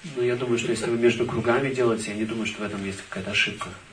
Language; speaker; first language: Russian; native; Russian